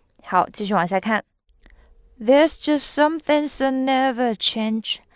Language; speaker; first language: English; non-native, fluent; Chinese